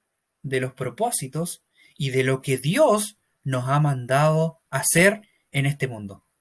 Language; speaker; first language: Spanish; native; Spanish